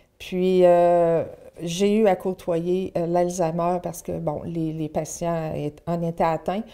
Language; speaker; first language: French; native; French